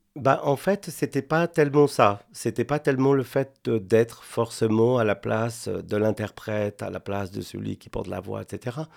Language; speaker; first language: French; non-native, fluent; Spanish